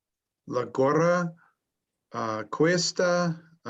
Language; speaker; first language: Spanish; non-native, learner; English